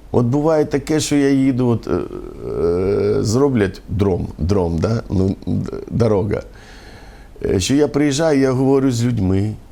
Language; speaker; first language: Ukrainian; non-native, local second language; Romany